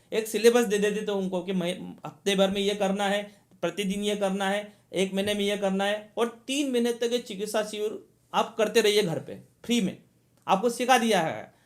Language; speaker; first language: Hindi; native; Hindi